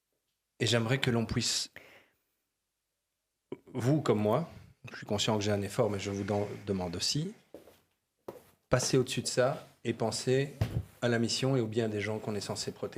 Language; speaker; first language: French; native; French